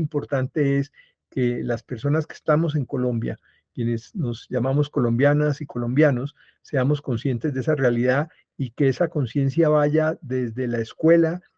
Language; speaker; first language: Spanish; native; Spanish